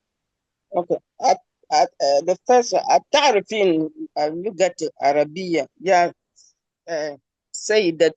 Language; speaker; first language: Arabic; non-native, learner; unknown